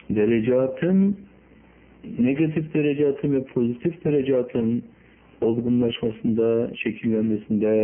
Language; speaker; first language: Turkish; native; Turkish